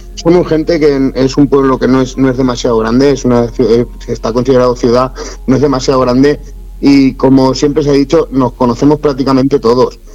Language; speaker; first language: Spanish; native; Spanish